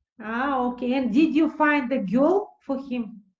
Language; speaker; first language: English; non-native, fluent; Russian